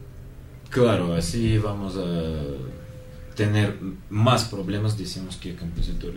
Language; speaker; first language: Spanish; non-native, learner; Russian